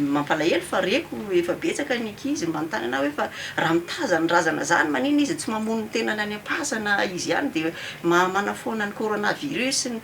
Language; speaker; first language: Malagasy; early bilingual, heritage; Malagasy